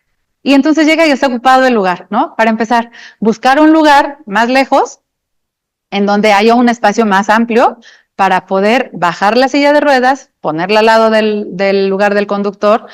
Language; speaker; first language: Spanish; native; Spanish